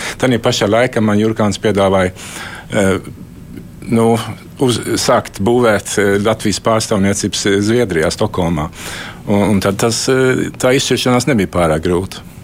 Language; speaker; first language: Latvian; early bilingual, heritage; Latvian